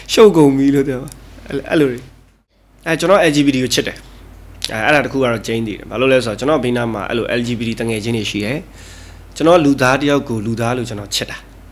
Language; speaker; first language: Burmese; native; Burmese